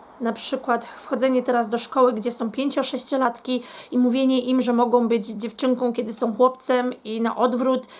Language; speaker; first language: Polish; native; Polish